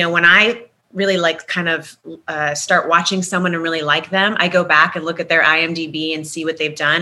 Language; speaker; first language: English; native; English